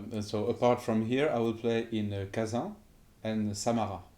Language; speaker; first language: English; non-native, fluent; French